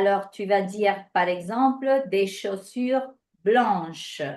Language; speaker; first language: French; non-native, fluent; Spanish